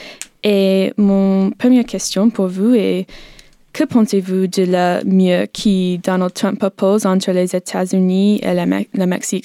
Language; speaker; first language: French; non-native, learner; English